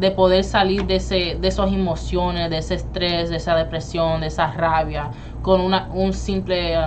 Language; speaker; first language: Spanish; early bilingual, heritage; Spanish